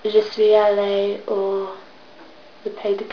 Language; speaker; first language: French; non-native, learner; English